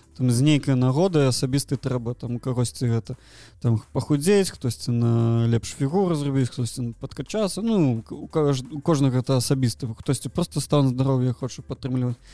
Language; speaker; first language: Belarusian; non-native, local second language; Russian